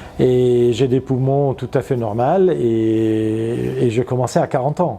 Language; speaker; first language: French; non-native, fluent; Armenian